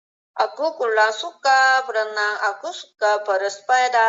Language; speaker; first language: Indonesian; non-native, learner; Korean